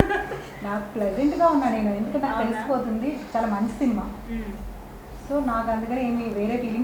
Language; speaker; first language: Telugu; native; Telugu